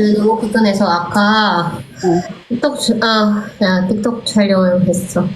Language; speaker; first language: Korean; non-native, learner; Filipino